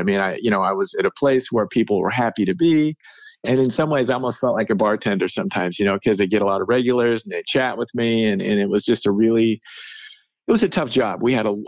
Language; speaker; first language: English; native; English